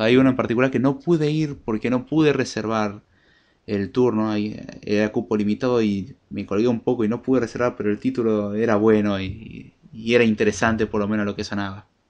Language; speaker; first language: Spanish; native; Spanish